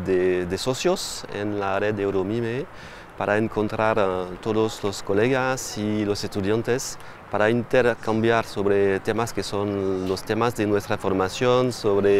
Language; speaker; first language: Spanish; non-native, fluent; French